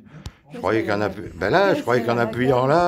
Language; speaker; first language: French; native; French